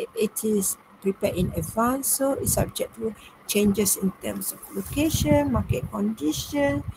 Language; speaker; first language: English; non-native, local second language; Malay